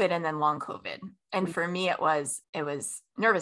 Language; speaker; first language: English; native; English